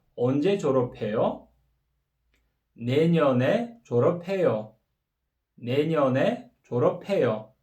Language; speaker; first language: Korean; non-native, fluent; Kyrgyz